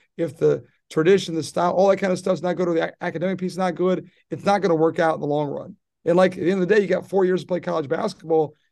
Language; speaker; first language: English; native; English